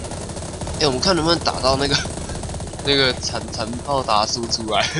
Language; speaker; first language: Chinese; native; Chinese